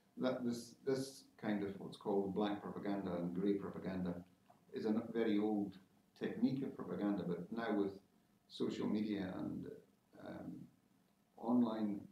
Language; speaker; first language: English; native; English